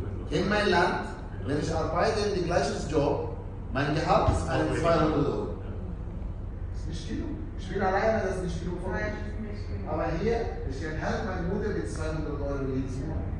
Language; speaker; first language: German; non-native, learner; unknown